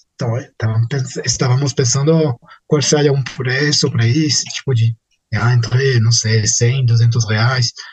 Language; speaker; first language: Portuguese; non-native, fluent; French